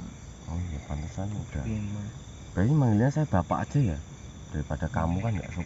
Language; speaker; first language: Indonesian; native; Indonesian